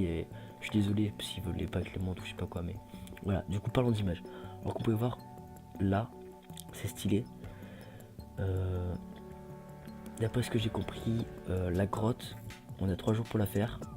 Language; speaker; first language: French; native; French